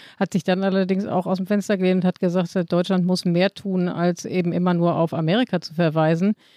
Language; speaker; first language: German; native; German